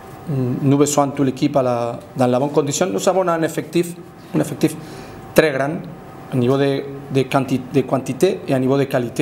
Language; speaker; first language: French; non-native, fluent; Spanish